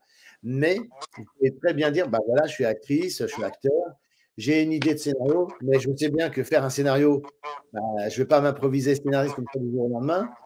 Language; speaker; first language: French; native; French